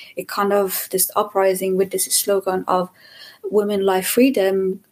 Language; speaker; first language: English; non-native, fluent; Persian